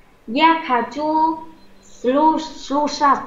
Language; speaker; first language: Russian; non-native, learner; Vietnamese